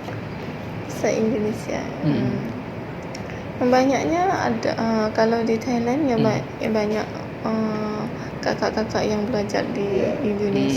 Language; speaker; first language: Indonesian; non-native, learner; Malay